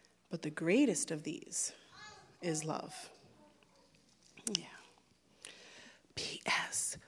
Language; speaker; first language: English; native; English